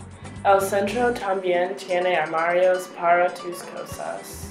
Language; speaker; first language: Spanish; non-native, learner; English